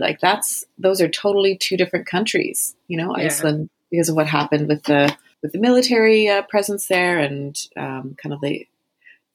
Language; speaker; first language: English; native; English